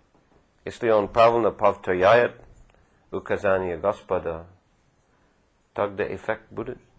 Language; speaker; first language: Russian; non-native, fluent; English